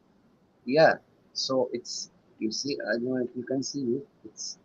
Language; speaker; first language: English; non-native, learner; Arabic